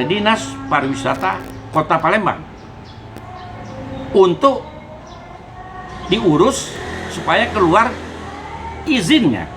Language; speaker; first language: Indonesian; native; Indonesian